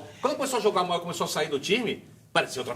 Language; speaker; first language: Portuguese; native; Portuguese